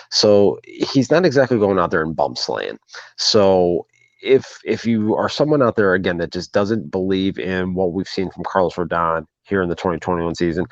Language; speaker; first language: English; native; English